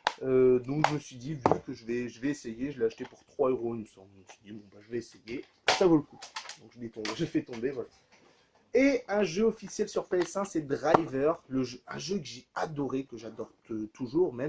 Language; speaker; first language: French; native; French